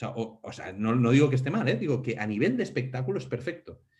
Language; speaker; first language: Spanish; non-native, local second language; Catalan